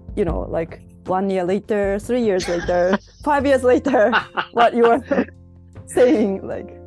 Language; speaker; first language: English; non-native, learner; Japanese